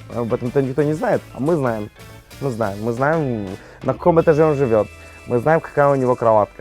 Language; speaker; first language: Russian; native; Russian